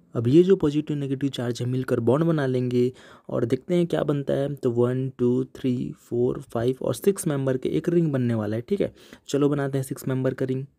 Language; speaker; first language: Hindi; native; Hindi